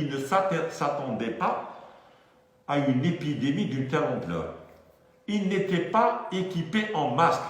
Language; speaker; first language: French; non-native, local second language; Arabic